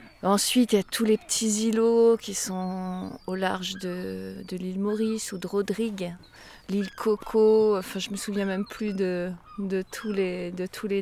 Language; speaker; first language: French; native; French